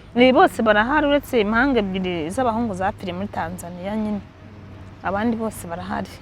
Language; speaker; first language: Kinyarwanda; early bilingual, heritage; Kinyarwanda